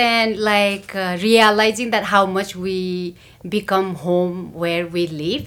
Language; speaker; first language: English; non-native, local second language; Nepali